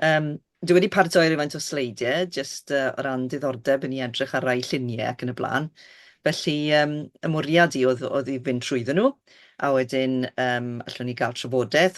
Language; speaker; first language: Welsh; native; Welsh